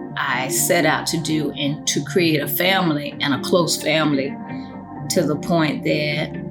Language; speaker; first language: English; native; English